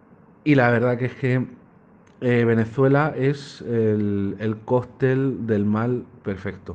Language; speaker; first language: Spanish; native; Spanish